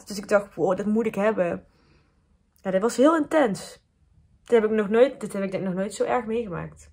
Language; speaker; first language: Dutch; native; Dutch